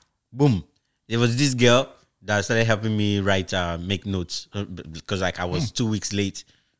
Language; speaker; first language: English; non-native, local second language; Igbo